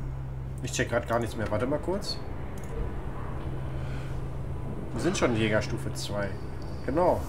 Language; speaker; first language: German; native; German